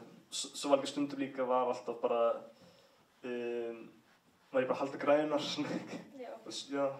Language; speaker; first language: Icelandic; early bilingual, heritage; English